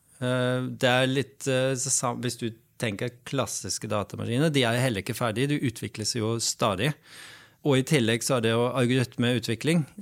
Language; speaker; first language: Norwegian; non-native, fluent; Dutch